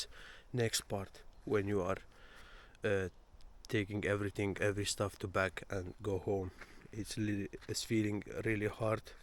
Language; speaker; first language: English; non-native, learner; Finnish